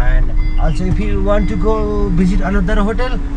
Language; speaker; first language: English; non-native, learner; Nepali